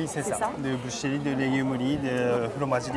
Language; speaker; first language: French; non-native, learner; Japanese